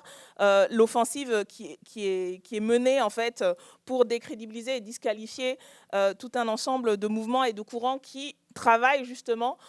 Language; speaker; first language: French; native; French